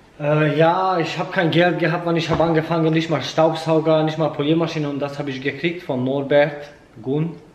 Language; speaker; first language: German; non-native, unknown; Hungarian